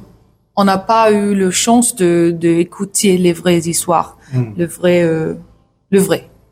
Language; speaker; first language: French; non-native, learner; English